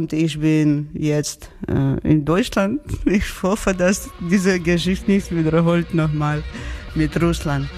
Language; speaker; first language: German; non-native, learner; Georgian